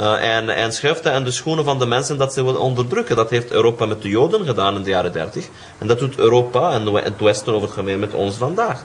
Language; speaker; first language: Dutch; non-native, fluent; Arabic